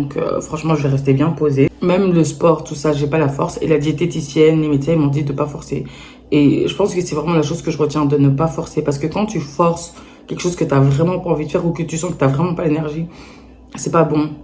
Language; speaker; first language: French; native; French